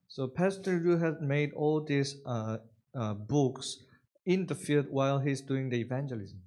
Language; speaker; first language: English; non-native, fluent; Korean